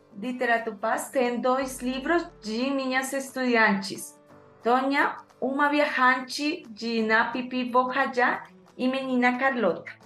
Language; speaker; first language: Portuguese; non-native, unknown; Spanish